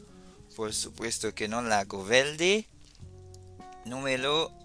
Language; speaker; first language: Spanish; non-native, fluent; Haitian Creole